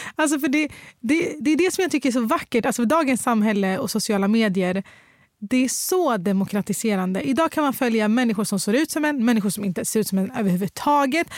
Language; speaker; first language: Swedish; early bilingual, other home language; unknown